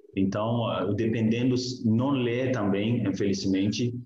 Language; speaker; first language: Portuguese; non-native, fluent; Hausa